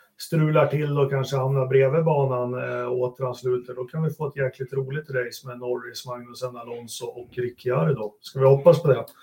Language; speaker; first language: Swedish; native; Swedish